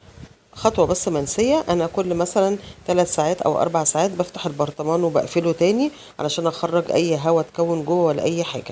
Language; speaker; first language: Arabic; native; Arabic